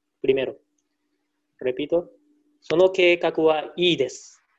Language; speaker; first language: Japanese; non-native, learner; Spanish